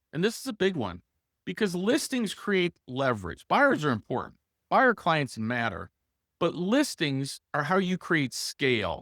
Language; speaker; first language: English; native; English